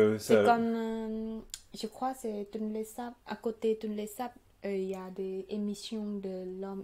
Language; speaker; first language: French; non-native, learner; Khmer